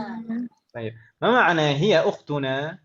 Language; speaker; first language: Arabic; non-native, fluent; Indonesian